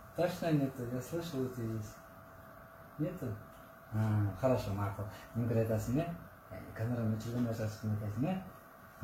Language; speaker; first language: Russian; non-native, local second language; Kyrgyz